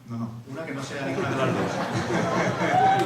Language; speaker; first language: Spanish; native; Spanish